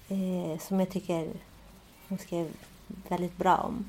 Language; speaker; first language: Swedish; early bilingual, other home language; Spanish